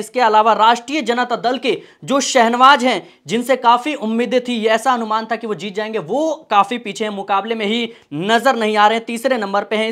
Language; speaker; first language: Hindi; native; Hindi